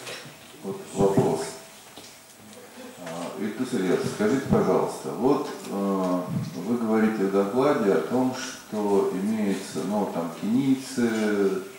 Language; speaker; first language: Russian; native; Russian